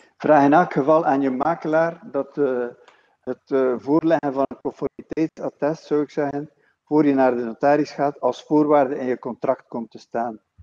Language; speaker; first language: Dutch; native; Dutch